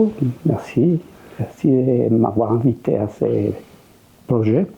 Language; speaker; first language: French; non-native, fluent; Spanish